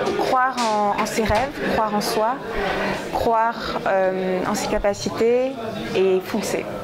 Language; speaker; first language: French; early bilingual, other home language; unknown